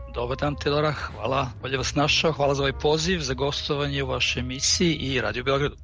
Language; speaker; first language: Serbian; native; Serbian